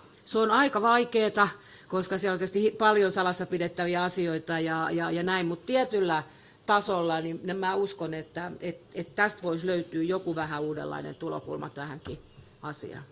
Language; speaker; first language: Finnish; native; Finnish